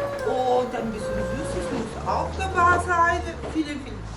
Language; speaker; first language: German; non-native, fluent; Italian